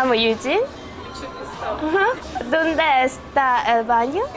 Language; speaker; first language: Spanish; non-native, learner; Korean